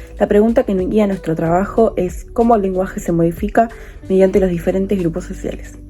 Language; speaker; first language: Spanish; native; Spanish